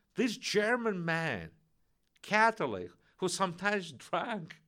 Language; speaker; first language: English; non-native, fluent; Russian